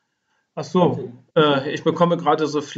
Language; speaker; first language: German; native; German